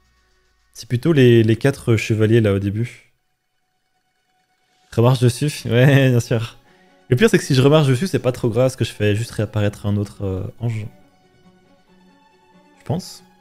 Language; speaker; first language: French; native; French